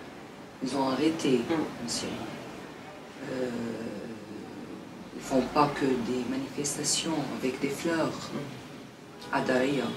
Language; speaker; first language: French; non-native, fluent; Arabic